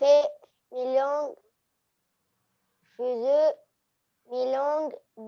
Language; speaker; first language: French; non-native, learner; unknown